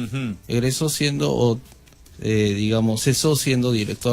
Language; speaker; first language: Spanish; native; Spanish